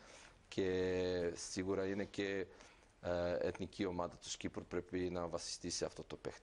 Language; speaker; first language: Greek; non-native, fluent; Serbian